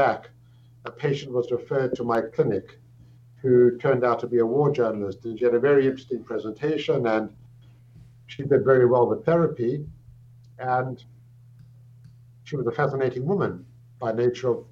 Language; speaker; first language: English; native; English